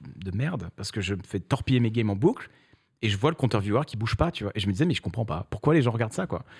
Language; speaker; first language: French; native; French